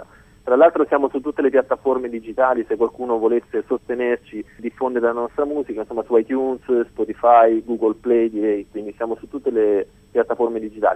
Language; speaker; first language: Italian; native; Italian